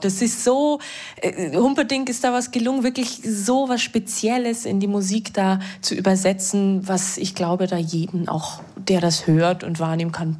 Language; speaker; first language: German; native; German